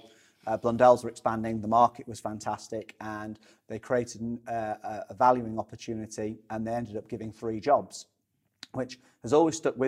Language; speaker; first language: English; native; English